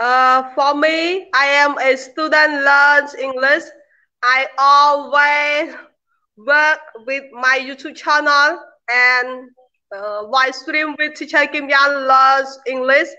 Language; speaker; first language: English; non-native, learner; Khmer